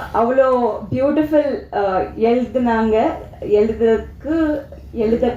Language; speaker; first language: Tamil; non-native, learner; Telugu